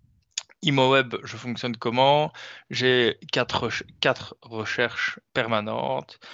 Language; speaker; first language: French; native; French